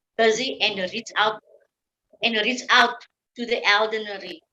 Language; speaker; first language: English; non-native, local second language; Afrikaans